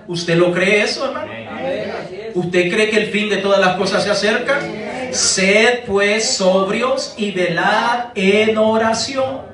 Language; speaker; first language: Spanish; native; Spanish